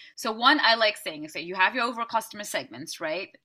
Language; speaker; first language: English; early bilingual, other home language; Dutch